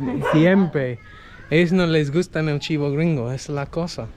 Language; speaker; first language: Spanish; non-native, fluent; English